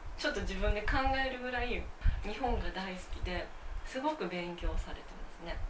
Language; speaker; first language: Japanese; native; Japanese